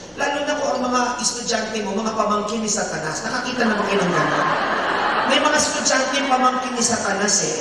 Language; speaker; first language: Filipino; native; Filipino